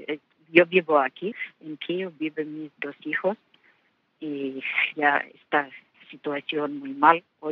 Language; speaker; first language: Spanish; non-native, learner; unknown